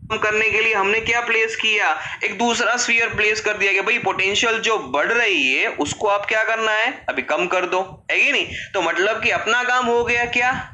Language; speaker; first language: Hindi; non-native, local second language; Gujarati